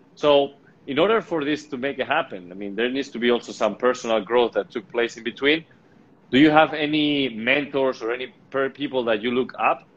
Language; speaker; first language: English; non-native, fluent; Spanish